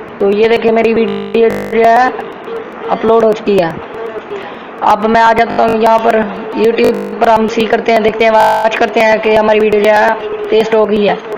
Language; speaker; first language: Urdu; non-native, local second language; Punjabi